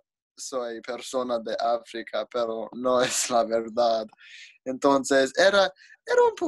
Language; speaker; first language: Spanish; non-native, learner; English